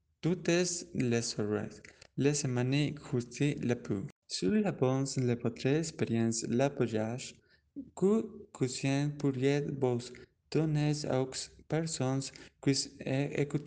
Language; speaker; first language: French; non-native, learner; Spanish